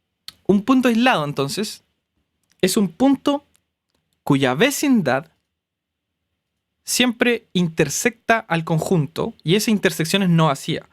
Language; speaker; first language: Spanish; native; Spanish